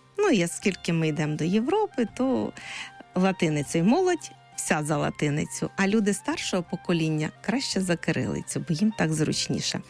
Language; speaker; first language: Ukrainian; native; Ukrainian